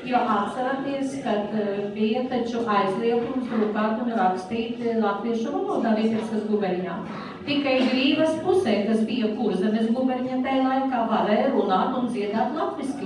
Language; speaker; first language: Latvian; native; Latvian